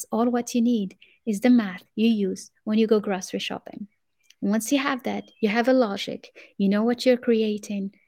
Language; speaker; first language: English; non-native, fluent; Arabic